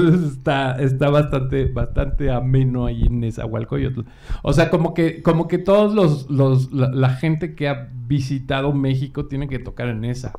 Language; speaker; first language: Spanish; native; Spanish